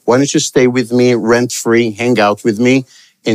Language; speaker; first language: English; non-native, local second language; Hebrew